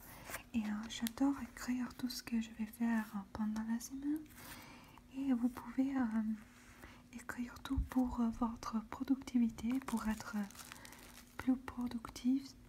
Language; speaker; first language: French; non-native, fluent; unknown